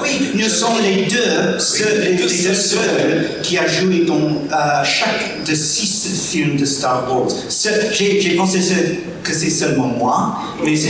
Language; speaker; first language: French; non-native, learner; English